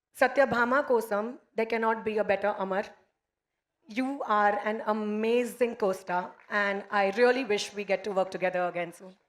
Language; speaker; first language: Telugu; non-native, local second language; Hindi